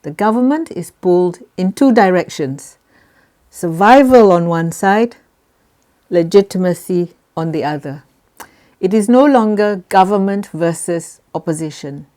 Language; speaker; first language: English; non-native, local second language; Malay